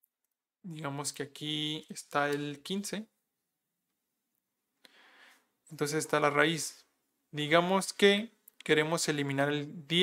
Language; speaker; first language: Spanish; native; Spanish